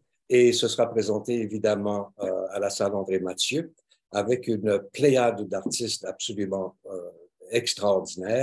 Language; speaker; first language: French; native; French